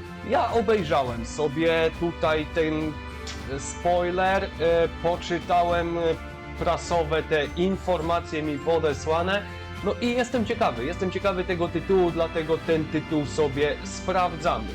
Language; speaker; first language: Polish; native; Polish